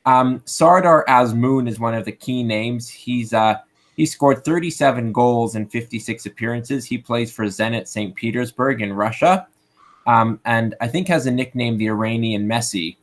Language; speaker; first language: English; native; English